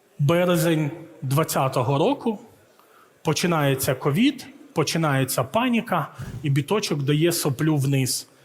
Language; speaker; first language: Ukrainian; early bilingual, heritage; Ukrainian